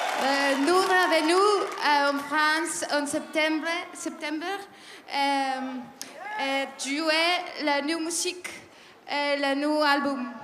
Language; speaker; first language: French; non-native, learner; Spanish